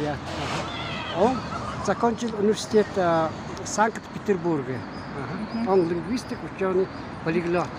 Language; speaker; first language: Russian; non-native, fluent; Mongolian